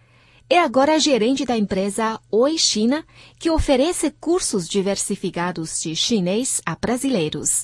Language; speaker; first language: Portuguese; non-native, fluent; Chinese